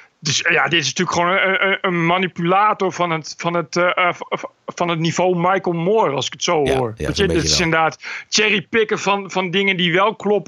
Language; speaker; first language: Dutch; native; Dutch